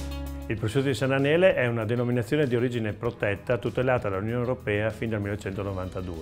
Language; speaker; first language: Italian; native; Italian